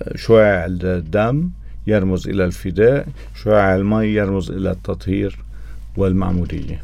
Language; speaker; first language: Arabic; native; Arabic